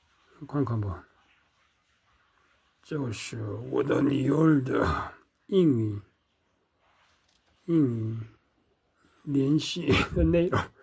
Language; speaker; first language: Chinese; non-native, learner; Korean